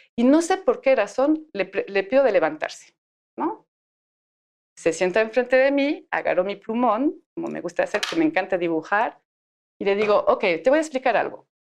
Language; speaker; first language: Spanish; non-native, fluent; French